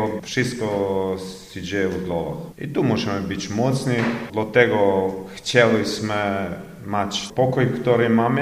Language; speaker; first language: Polish; non-native, fluent; Croatian